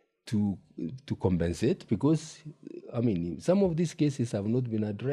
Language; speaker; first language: English; non-native, local second language; Gusii